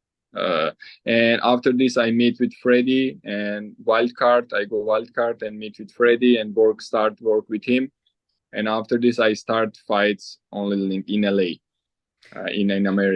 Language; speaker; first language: English; non-native, learner; Armenian